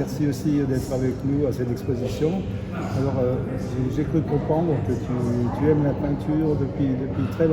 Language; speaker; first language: French; native; French